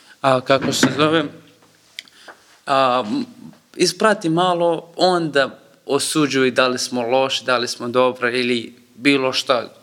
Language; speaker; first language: Serbian; non-native, learner; Kurdish